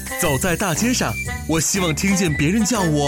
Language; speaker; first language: Chinese; native; Chinese